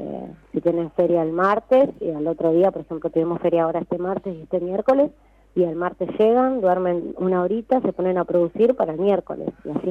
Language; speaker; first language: Spanish; native; Spanish